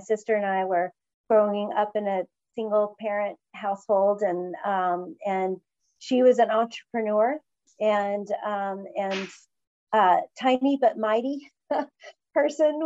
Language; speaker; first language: English; native; English